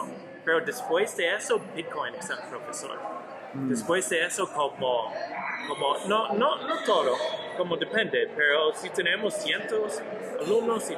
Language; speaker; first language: Spanish; non-native, learner; English